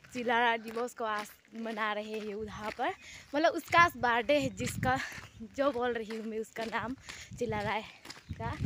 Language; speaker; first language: Hindi; non-native, local second language; Assamese